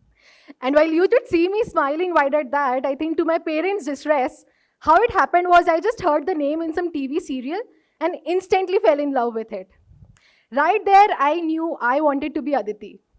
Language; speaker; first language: English; non-native, local second language; Hindi